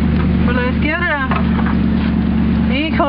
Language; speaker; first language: Spanish; non-native, learner; English